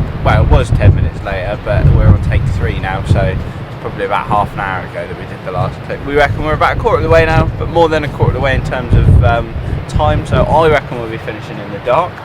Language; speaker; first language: English; native; English